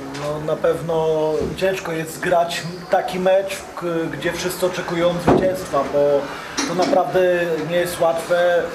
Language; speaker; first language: Polish; non-native, fluent; Serbian